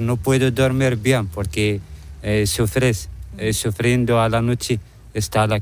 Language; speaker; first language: Spanish; non-native, learner; Arabic